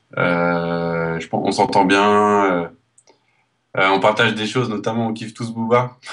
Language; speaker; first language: French; native; French